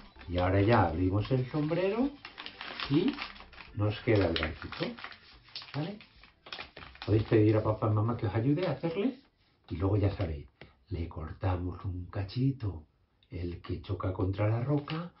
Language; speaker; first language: Spanish; native; Spanish